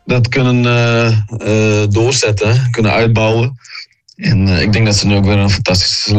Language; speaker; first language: Dutch; native; Dutch